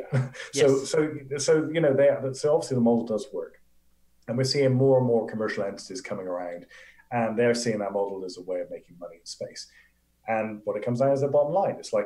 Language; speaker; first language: English; native; English